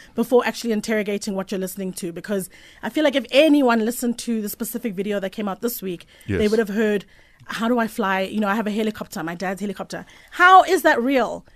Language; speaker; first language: English; native; English